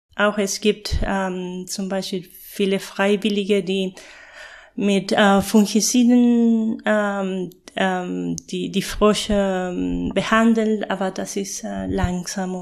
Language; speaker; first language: German; non-native, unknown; Spanish